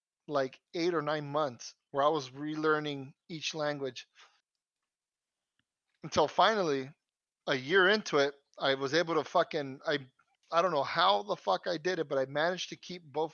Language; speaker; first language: English; early bilingual, other home language; Spanish